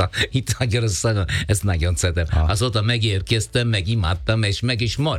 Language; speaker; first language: Hungarian; non-native, fluent; Italian